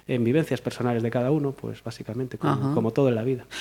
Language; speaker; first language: Spanish; native; Spanish